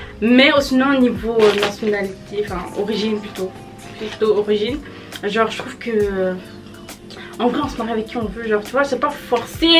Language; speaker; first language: French; early bilingual, other home language; Fula